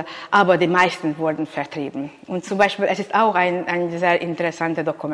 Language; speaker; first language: German; non-native, local second language; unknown